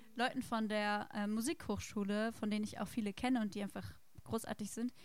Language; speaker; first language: German; native; German